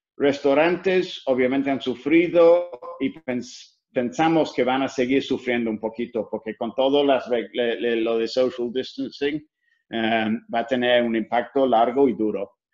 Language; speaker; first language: Spanish; non-native, fluent; English